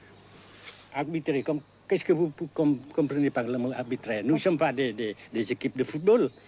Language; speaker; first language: French; non-native, local second language; Vietnamese